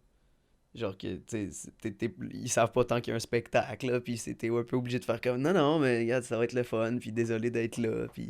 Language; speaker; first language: French; native; French